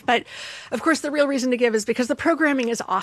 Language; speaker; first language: English; native; English